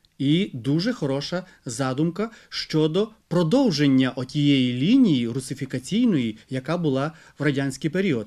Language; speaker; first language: Ukrainian; native; Ukrainian